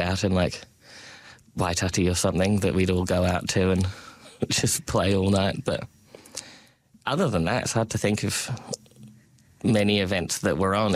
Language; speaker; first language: English; native; English